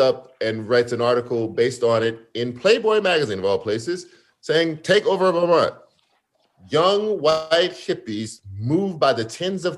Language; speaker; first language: English; native; English